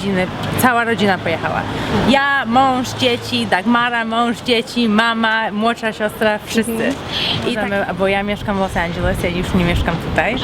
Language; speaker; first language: Polish; early bilingual, heritage; Polish